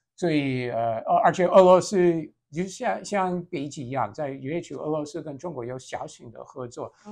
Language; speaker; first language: Chinese; non-native, fluent; English